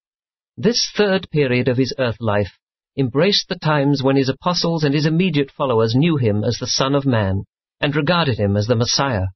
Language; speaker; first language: English; native; English